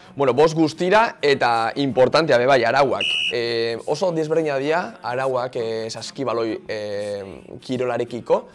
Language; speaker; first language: Basque; native; Basque